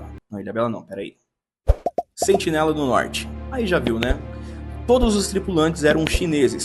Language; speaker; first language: Portuguese; native; Portuguese